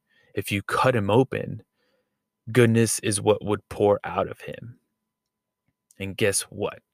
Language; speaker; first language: English; native; English